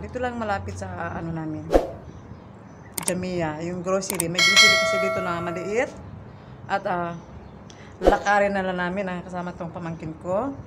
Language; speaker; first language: Filipino; non-native, local second language; Cebuano